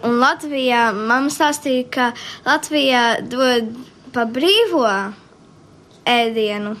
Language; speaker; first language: Latvian; early bilingual, heritage; Latvian